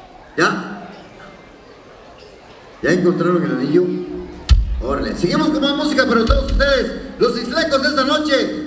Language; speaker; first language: Spanish; native; Spanish